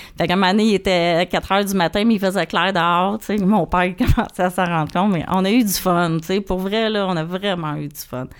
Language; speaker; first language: French; native; French